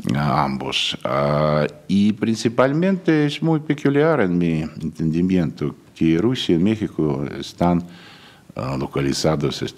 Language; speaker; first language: Spanish; non-native, fluent; Russian